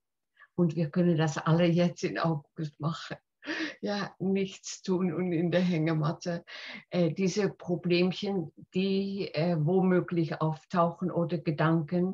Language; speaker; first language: German; non-native, fluent; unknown